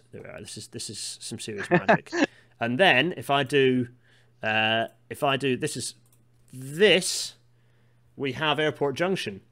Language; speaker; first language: English; native; English